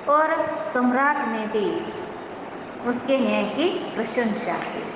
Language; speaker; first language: Hindi; non-native, local second language; Gujarati